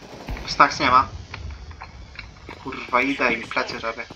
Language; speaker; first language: Polish; native; Polish